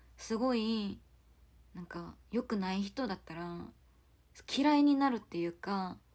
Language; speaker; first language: Japanese; non-native, fluent; Korean